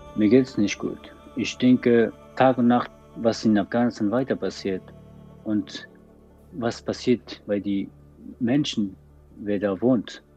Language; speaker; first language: German; non-native, learner; Persian